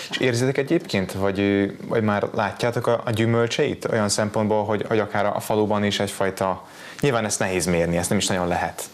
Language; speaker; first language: Hungarian; native; Hungarian